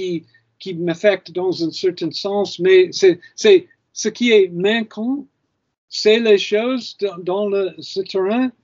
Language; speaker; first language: French; non-native, fluent; English